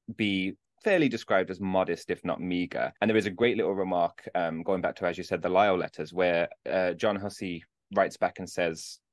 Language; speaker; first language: English; native; English